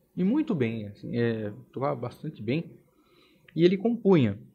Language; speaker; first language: Portuguese; native; Portuguese